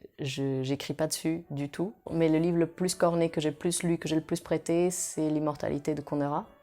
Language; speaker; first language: French; non-native, fluent; Portuguese